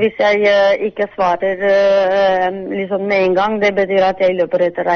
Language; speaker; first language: Norwegian; non-native, fluent; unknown